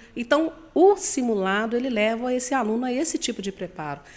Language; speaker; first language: Portuguese; native; Portuguese